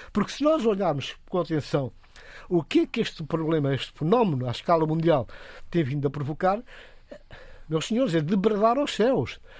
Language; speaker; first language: Portuguese; non-native, local second language; Upper Guinea Crioulo